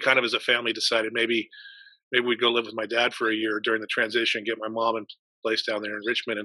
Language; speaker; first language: English; native; English